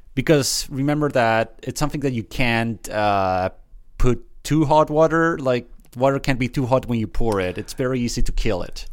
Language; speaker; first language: English; early bilingual, other home language; Spanish